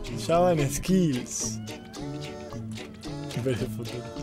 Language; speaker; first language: Spanish; native; Spanish